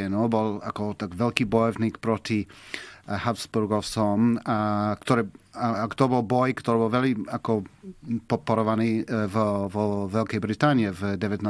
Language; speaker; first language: Slovak; non-native, fluent; English